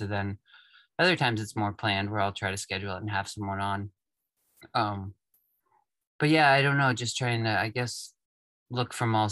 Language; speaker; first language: English; native; English